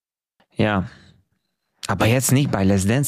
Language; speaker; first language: German; non-native, fluent; Hungarian